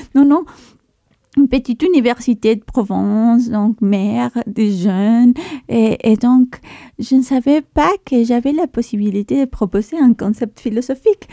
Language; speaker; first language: French; non-native, fluent; Spanish